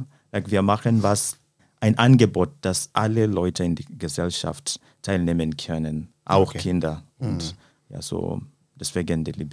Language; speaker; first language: German; non-native, fluent; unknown